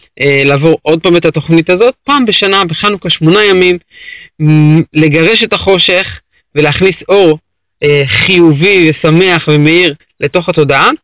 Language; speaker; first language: Hebrew; native; Hebrew